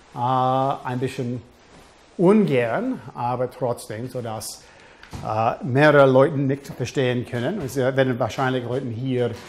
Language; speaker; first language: German; non-native, fluent; English